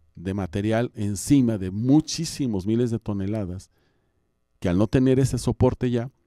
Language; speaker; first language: Spanish; native; Spanish